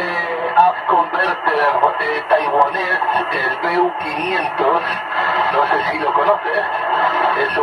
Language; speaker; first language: Spanish; native; Spanish